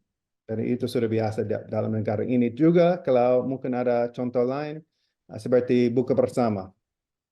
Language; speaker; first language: Indonesian; non-native, fluent; English